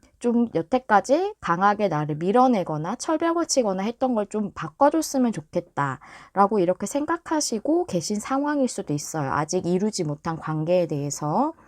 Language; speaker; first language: Korean; native; Korean